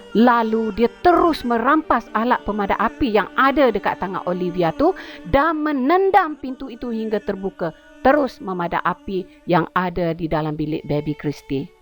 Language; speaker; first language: Malay; native; Malay